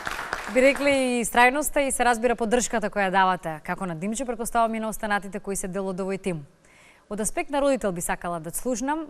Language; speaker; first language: Macedonian; native; Macedonian